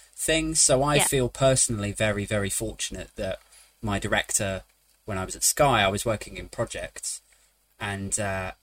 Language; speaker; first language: English; native; English